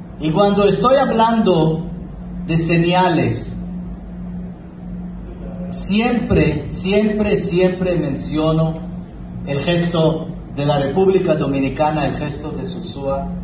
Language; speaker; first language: Spanish; non-native, fluent; Hebrew